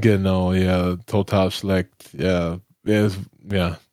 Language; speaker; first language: German; non-native, learner; English